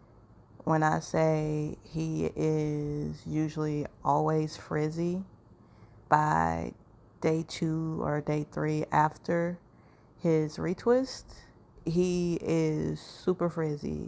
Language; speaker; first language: English; native; English